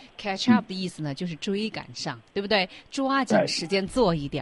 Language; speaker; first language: Chinese; native; Chinese